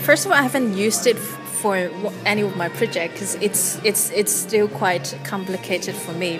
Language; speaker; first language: English; non-native, local second language; Cantonese